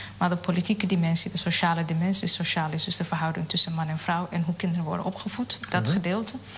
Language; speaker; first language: Dutch; non-native, fluent; Somali